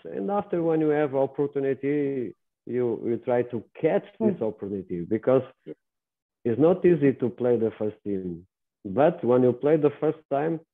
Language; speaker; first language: English; non-native, learner; Portuguese